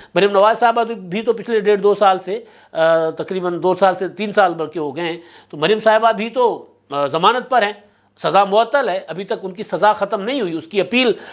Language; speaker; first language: Urdu; non-native, local second language; Sindhi